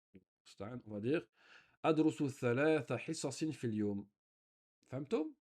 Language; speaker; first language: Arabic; non-native, fluent; French